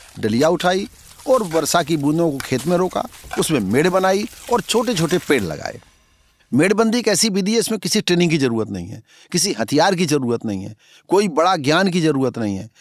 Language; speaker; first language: Hindi; native; Hindi